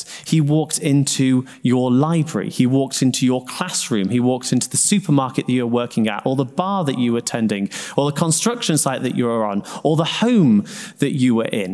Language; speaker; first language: English; native; English